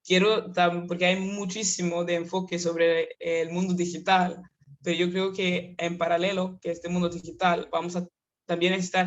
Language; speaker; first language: Spanish; non-native, fluent; Kinyarwanda